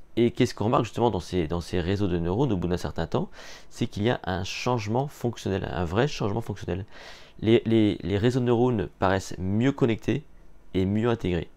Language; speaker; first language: French; native; French